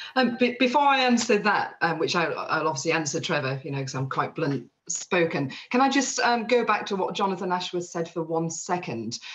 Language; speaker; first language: English; native; English